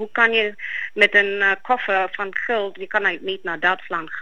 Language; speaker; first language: Dutch; non-native, fluent; Greek